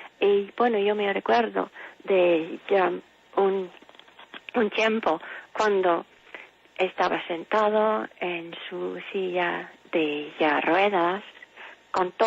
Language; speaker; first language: Spanish; non-native, fluent; English